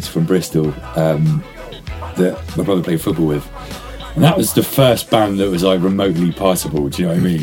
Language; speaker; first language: English; native; English